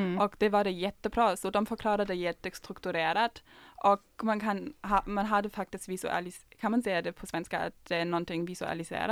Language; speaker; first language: Swedish; non-native, fluent; German